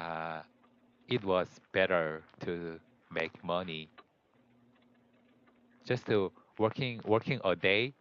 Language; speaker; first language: English; non-native, learner; Korean